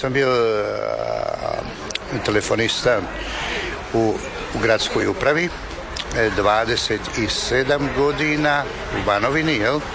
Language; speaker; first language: Serbian; native; Serbian